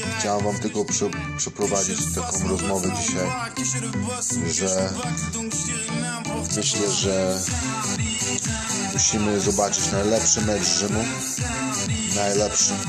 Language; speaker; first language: Polish; non-native, learner; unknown